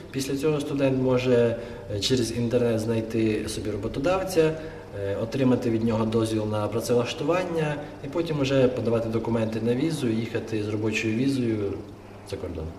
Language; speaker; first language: Ukrainian; native; Ukrainian